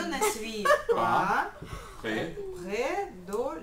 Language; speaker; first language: French; non-native, learner; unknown